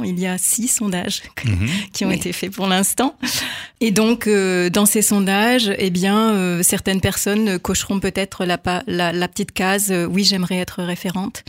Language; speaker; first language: French; native; French